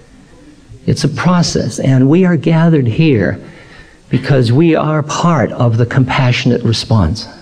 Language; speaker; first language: English; native; English